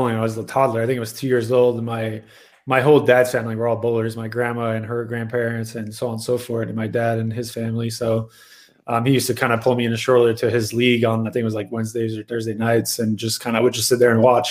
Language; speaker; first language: English; native; English